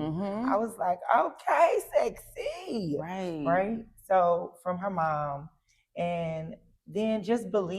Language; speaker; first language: English; native; English